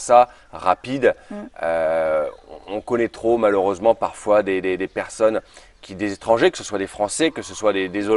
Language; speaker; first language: French; native; French